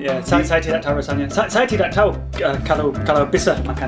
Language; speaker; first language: Indonesian; non-native, learner; English